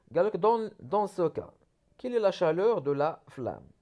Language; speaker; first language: French; non-native, local second language; Arabic